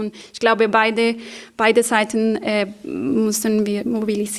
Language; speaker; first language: German; non-native, fluent; Spanish